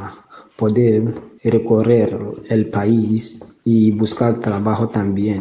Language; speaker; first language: Spanish; non-native, learner; English